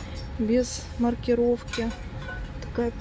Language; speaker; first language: Russian; native; Russian